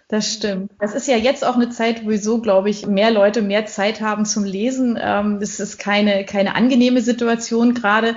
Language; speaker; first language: German; native; German